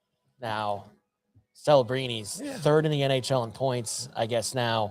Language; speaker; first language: English; native; English